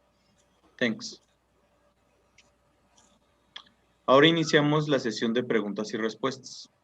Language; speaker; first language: Spanish; native; Spanish